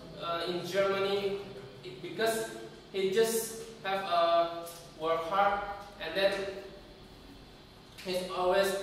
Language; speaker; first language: English; non-native, learner; Indonesian